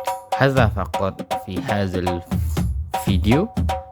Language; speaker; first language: Arabic; non-native, fluent; Malay